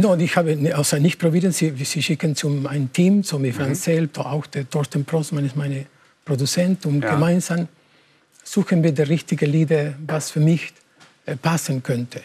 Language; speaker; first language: German; non-native, learner; Spanish